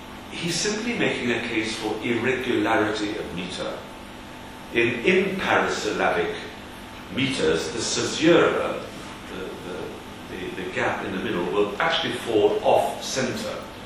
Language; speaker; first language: English; native; English